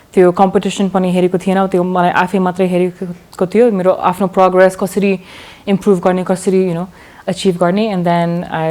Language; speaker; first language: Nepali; early bilingual, heritage; English